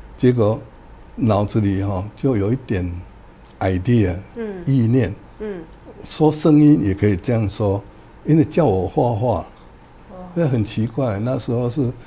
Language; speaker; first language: Chinese; native; Chinese